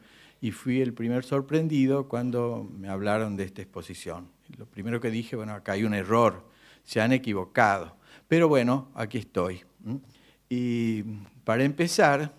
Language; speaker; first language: Spanish; native; Spanish